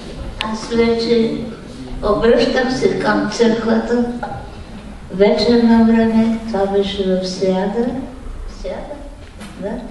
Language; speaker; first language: Bulgarian; non-native, fluent; Polish